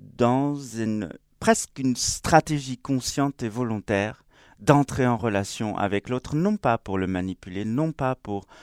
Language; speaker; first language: French; non-native, fluent; Spanish